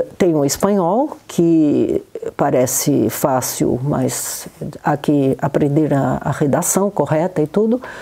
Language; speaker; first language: Portuguese; native; Portuguese